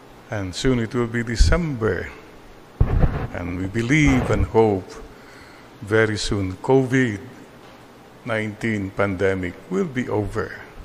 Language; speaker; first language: English; non-native, local second language; Filipino